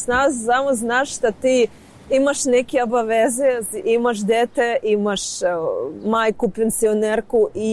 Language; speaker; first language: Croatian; non-native, learner; Ukrainian